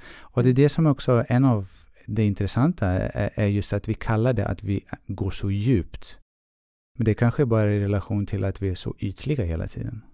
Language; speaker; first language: Swedish; early bilingual, other home language; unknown